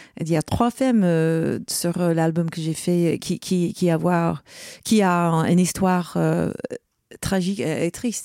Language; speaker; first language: French; non-native, learner; English